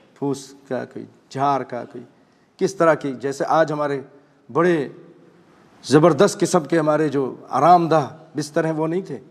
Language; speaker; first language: Urdu; native; Urdu